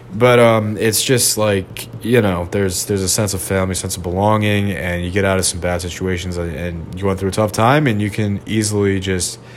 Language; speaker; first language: English; native; English